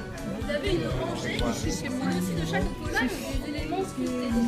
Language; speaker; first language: French; native; French